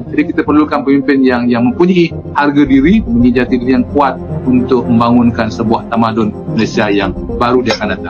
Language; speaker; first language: Malay; native; Malay